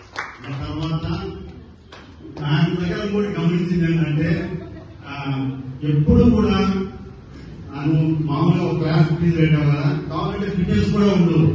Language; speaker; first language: Telugu; native; Telugu